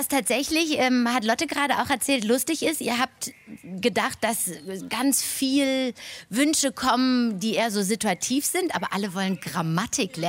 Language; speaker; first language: German; native; German